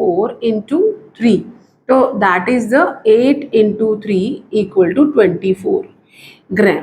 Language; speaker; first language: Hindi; native; Hindi